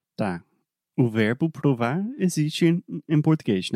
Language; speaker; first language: Portuguese; non-native, fluent; English